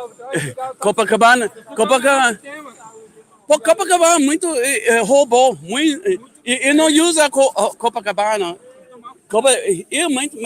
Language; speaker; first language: Portuguese; non-native, learner; English